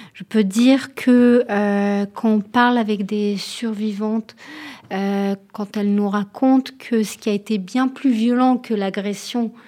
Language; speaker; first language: French; non-native, fluent; Hebrew